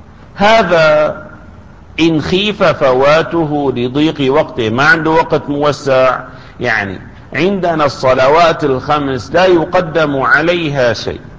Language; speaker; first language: Arabic; native; Arabic